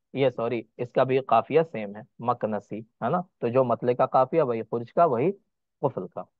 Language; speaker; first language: Hindi; native; Hindi